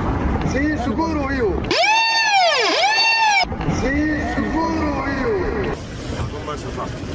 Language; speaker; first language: Italian; non-native, learner; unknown